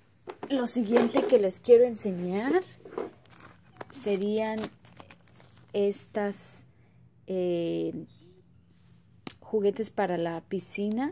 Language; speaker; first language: Spanish; early bilingual, heritage; Spanish